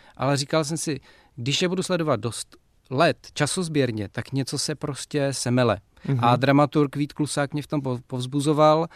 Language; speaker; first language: Czech; native; Czech